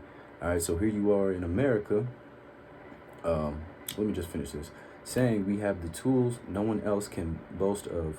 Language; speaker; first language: English; native; English